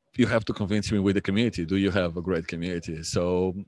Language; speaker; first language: English; non-native, fluent; Portuguese